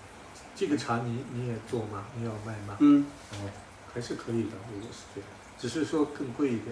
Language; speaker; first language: Chinese; native; Chinese